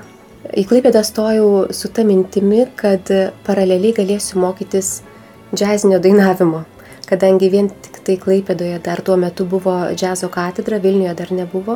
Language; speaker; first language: Lithuanian; native; Lithuanian